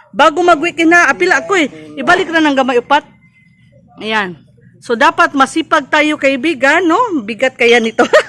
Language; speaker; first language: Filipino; non-native, local second language; Cebuano